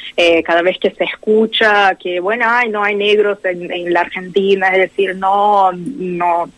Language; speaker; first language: Spanish; non-native, fluent; Portuguese